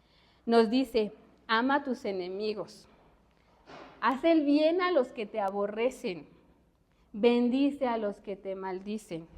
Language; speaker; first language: Spanish; native; Spanish